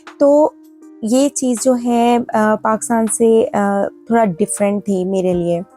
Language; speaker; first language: Urdu; native; Urdu